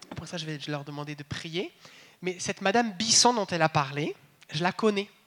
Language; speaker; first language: French; native; French